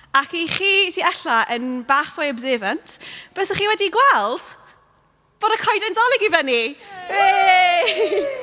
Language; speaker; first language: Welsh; non-native, local second language; English